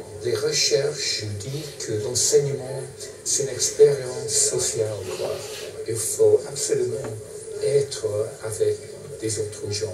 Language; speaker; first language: French; non-native, fluent; English